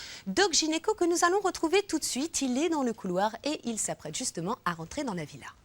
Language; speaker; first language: French; native; French